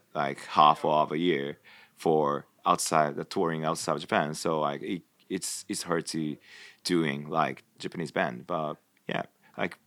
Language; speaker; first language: English; non-native, fluent; Japanese